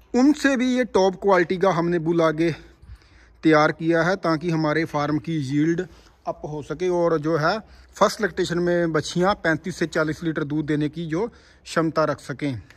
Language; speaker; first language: Hindi; non-native, local second language; Punjabi